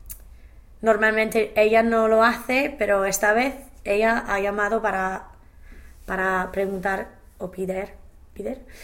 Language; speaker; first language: Spanish; non-native, learner; English